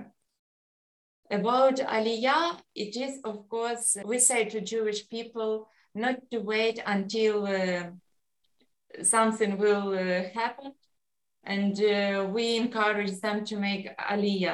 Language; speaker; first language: English; non-native, learner; Ukrainian